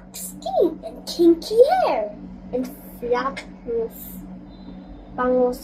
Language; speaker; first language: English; non-native, learner; Filipino